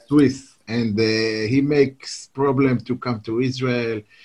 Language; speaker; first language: English; non-native, learner; Hebrew